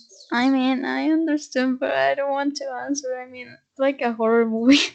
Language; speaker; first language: English; non-native, fluent; Spanish